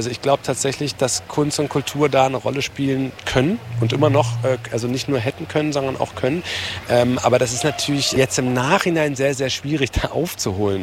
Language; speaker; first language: German; native; German